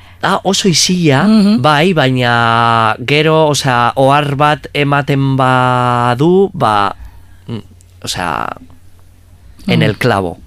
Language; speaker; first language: Basque; non-native, local second language; Spanish